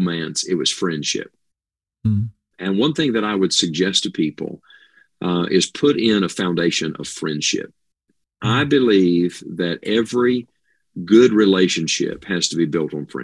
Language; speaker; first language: English; native; English